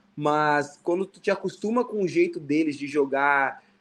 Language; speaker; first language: Portuguese; native; Portuguese